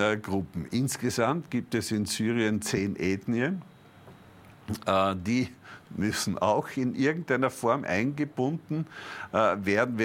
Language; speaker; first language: German; native; German